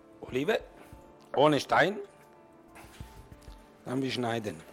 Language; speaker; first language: German; non-native, learner; Italian